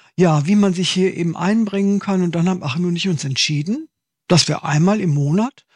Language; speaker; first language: German; native; German